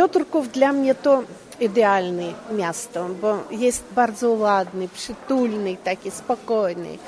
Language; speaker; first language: Polish; early bilingual, heritage; Russian